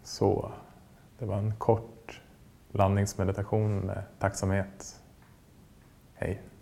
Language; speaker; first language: Swedish; native; Swedish